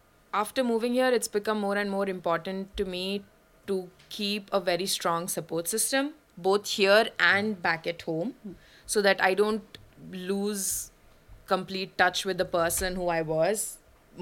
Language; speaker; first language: English; non-native, local second language; Malayalam